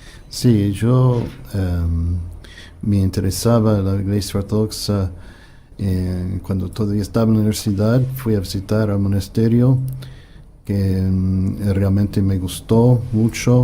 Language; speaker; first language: Spanish; non-native, fluent; English